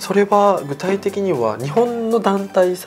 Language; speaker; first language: Japanese; native; Japanese